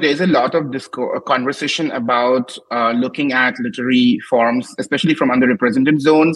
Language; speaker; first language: English; non-native, local second language; Assamese